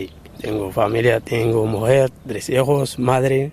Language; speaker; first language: Spanish; non-native, learner; Arabic